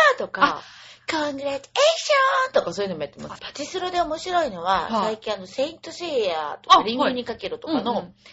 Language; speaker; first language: Japanese; native; Japanese